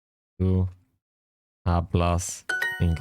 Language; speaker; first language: Spanish; non-native, learner; English